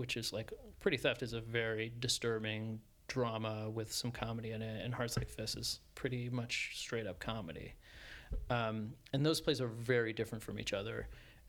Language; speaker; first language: English; native; English